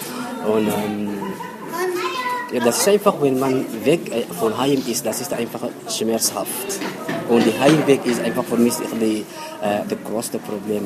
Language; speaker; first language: German; non-native, learner; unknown